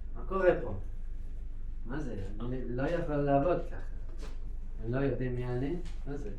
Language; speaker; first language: Hebrew; non-native, fluent; English